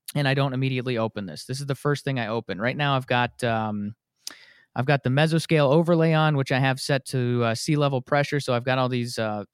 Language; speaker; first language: English; native; English